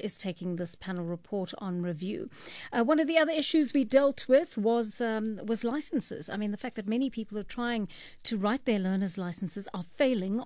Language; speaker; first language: English; native; English